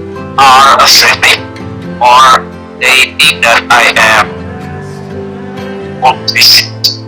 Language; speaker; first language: English; non-native, learner; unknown